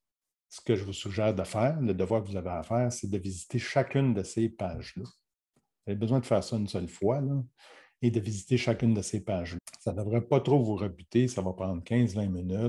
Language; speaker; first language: French; native; French